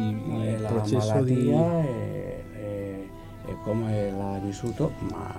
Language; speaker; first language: Italian; non-native, learner; Spanish